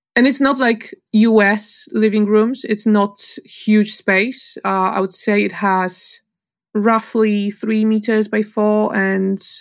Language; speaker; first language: English; non-native, fluent; Polish